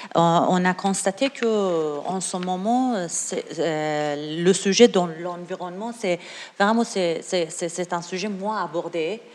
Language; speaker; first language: French; non-native, learner; Persian